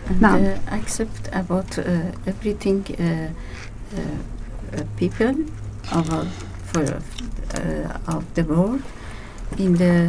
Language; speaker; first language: English; non-native, learner; Persian